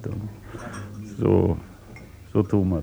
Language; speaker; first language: German; non-native, fluent; Swedish